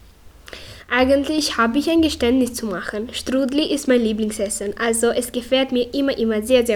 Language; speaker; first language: German; native; German